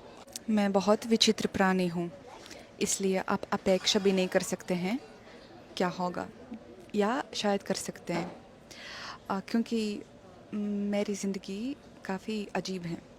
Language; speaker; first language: Hindi; non-native, fluent; Russian